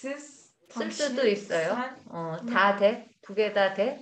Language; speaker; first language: Korean; native; Korean